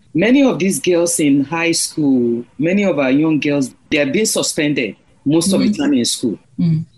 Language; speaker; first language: English; non-native, local second language; Yoruba